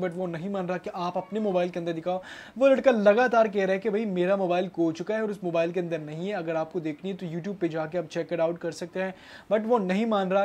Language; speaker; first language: Hindi; native; Hindi